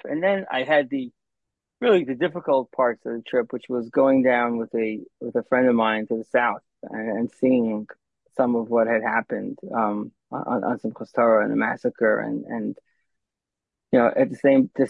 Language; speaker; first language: English; native; English